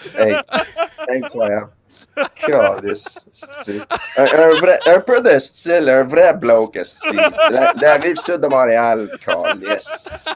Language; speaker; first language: French; non-native, local second language; English